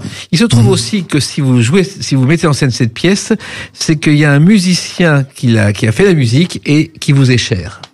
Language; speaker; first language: French; native; French